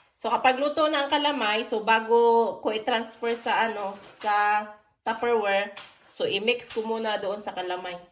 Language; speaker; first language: Filipino; non-native, local second language; Cebuano